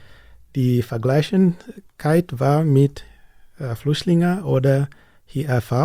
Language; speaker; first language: German; non-native, learner; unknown